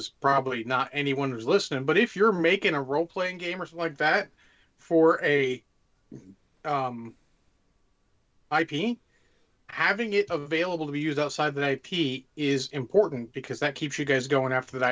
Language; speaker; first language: English; native; English